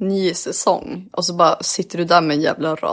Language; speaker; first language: Swedish; native; Swedish